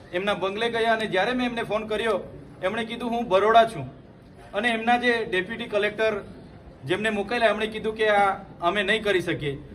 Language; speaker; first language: Gujarati; non-native, local second language; Vasavi